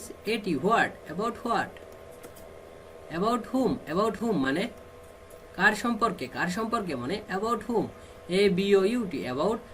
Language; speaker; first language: English; non-native, fluent; Bangla